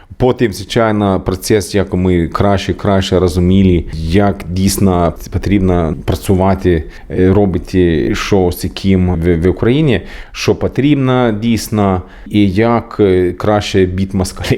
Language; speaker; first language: Ukrainian; non-native, learner; Swedish